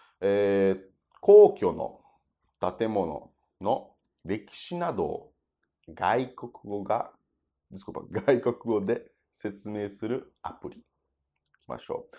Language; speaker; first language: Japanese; non-native, fluent; Portuguese